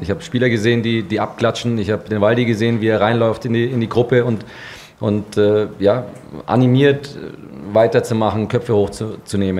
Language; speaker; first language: German; native; German